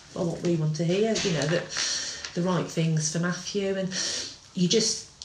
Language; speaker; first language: English; native; English